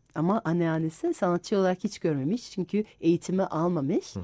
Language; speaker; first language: Turkish; non-native, fluent; French